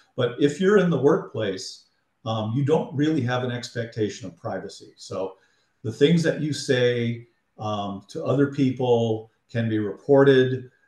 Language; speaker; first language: English; native; English